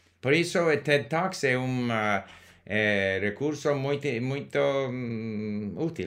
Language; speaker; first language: Portuguese; non-native, learner; English